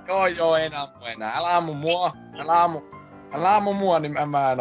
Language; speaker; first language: Finnish; native; Finnish